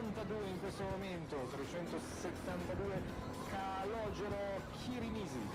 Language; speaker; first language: Italian; native; Italian